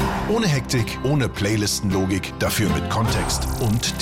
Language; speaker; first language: German; native; German